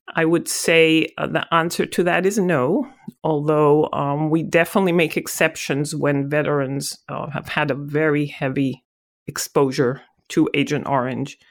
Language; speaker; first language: English; non-native, fluent; Hebrew